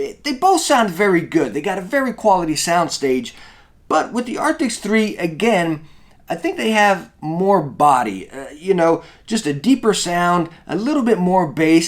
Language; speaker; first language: English; native; English